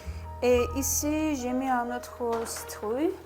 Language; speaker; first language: French; non-native, fluent; Turkish